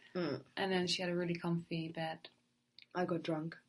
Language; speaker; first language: English; early bilingual, other home language; Italian